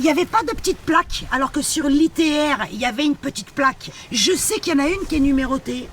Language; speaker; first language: French; native; French